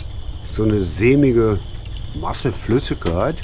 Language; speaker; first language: German; native; German